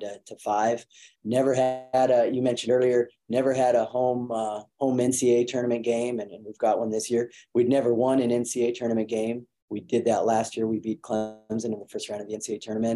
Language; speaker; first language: English; native; English